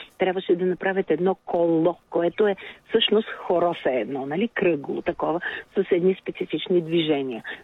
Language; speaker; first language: Bulgarian; native; Bulgarian